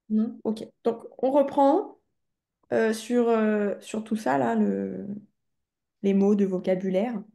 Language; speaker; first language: French; native; French